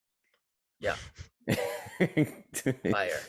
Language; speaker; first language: English; native; English